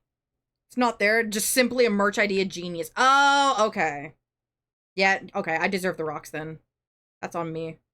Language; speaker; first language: English; native; English